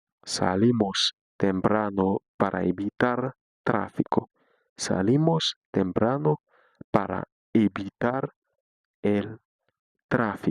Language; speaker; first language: Spanish; non-native, fluent; Haitian Creole